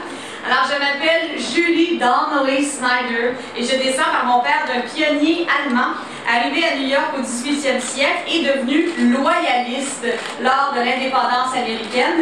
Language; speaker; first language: French; native; French